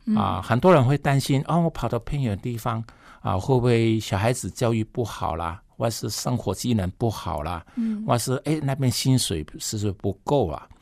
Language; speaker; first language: Chinese; non-native, fluent; Cantonese